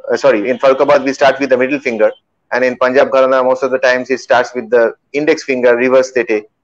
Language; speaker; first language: English; non-native, local second language; Bangla